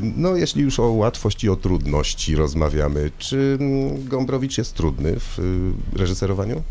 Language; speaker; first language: Polish; native; Polish